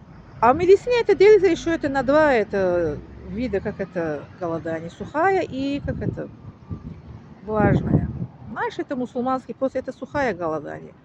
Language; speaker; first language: Russian; non-native, learner; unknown